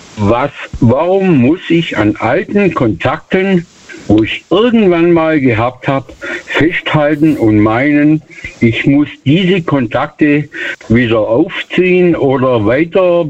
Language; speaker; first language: German; native; German